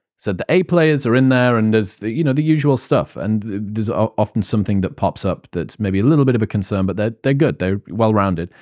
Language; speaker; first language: English; native; English